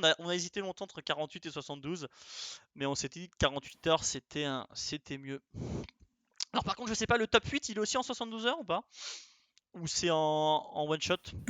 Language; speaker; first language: French; native; French